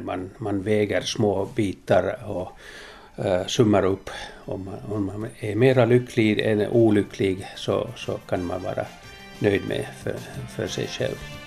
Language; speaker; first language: Swedish; non-native, local second language; Finnish